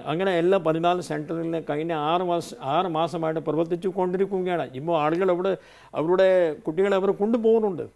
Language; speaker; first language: Malayalam; non-native, fluent; Hindi